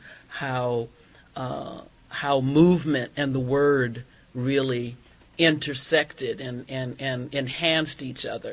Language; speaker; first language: English; native; English